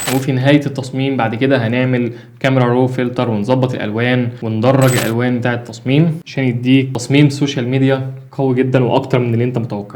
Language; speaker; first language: Arabic; native; Arabic